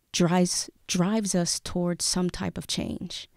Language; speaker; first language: English; native; English